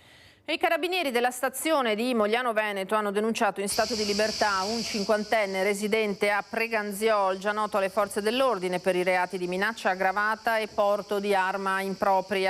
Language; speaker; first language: Italian; native; Italian